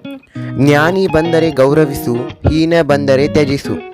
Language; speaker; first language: Kannada; native; Kannada